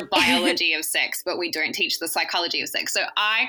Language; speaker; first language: English; native; English